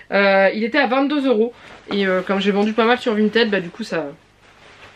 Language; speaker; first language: French; native; French